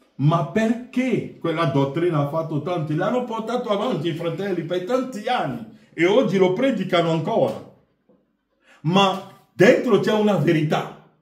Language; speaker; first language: Italian; non-native, fluent; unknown